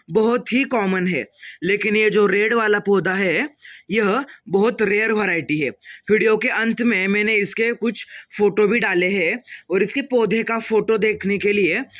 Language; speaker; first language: Hindi; non-native, local second language; Marathi